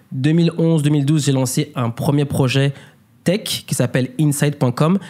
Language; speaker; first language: French; native; French